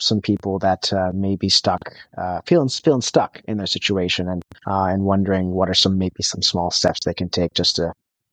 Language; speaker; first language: English; native; English